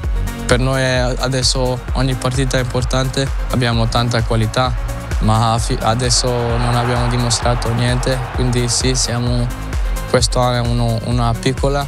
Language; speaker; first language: Italian; non-native, learner; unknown